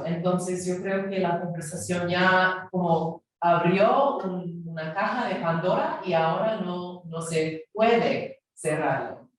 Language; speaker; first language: Spanish; non-native, fluent; English